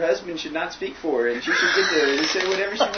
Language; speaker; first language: English; native; English